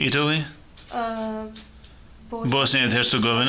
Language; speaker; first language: English; non-native, fluent; Russian